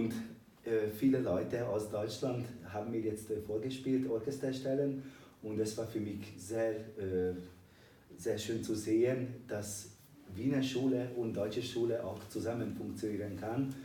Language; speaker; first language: German; non-native, fluent; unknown